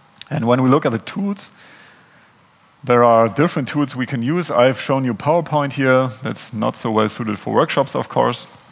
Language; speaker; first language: English; non-native, fluent; German